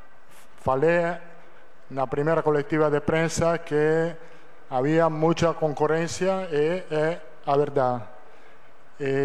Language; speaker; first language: Portuguese; non-native, fluent; Italian